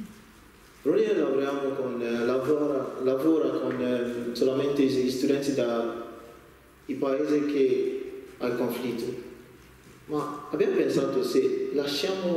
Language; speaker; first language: Italian; non-native, learner; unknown